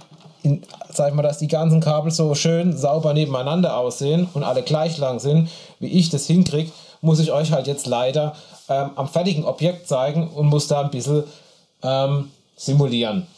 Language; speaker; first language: German; native; German